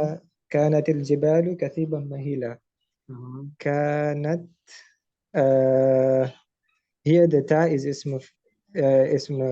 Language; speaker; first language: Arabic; non-native, learner; Urdu